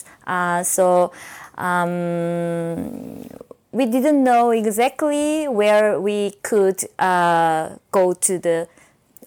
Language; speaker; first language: English; non-native, fluent; Korean